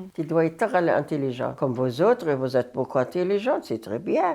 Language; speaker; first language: French; non-native, learner; Arabic